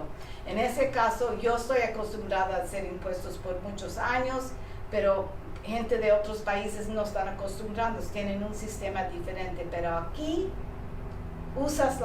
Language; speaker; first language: Spanish; early bilingual, heritage; Spanish